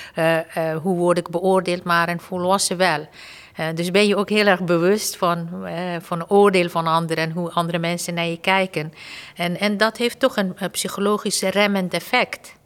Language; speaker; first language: Dutch; non-native, fluent; Persian